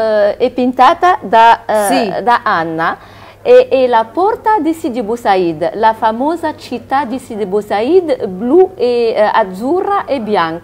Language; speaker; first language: Italian; non-native, learner; Arabic